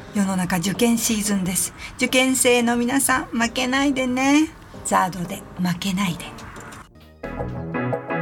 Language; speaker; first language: Japanese; native; Japanese